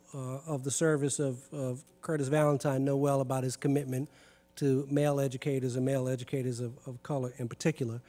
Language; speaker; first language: English; native; English